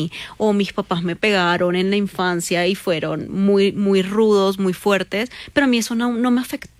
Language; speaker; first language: Spanish; native; Spanish